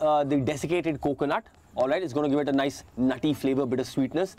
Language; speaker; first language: English; non-native, local second language; Hindi